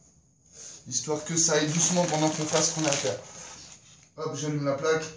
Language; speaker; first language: French; native; French